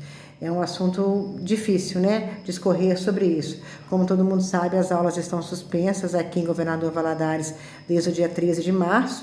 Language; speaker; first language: Portuguese; native; Portuguese